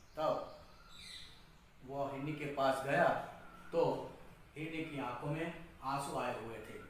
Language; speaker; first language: Hindi; non-native, local second language; Gujarati